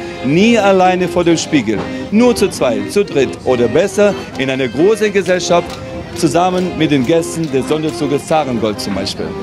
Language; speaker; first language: German; non-native, fluent; Russian